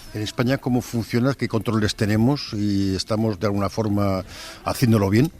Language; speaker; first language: Spanish; native; Spanish